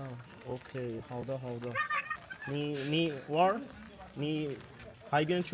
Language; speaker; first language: Chinese; non-native, learner; Central Kurdish